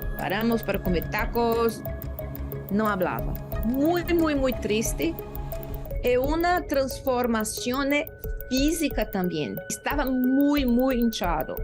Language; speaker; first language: Spanish; non-native, learner; Portuguese